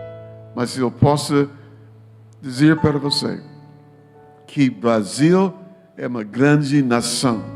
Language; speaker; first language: Portuguese; non-native, learner; English